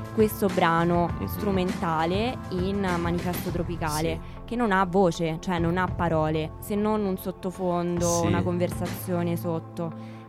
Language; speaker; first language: Italian; native; Italian